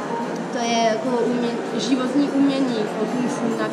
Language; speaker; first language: Czech; non-native, fluent; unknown